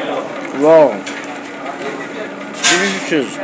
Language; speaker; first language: English; non-native, fluent; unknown